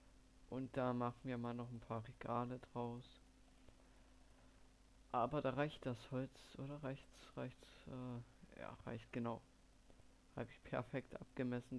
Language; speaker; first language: German; native; German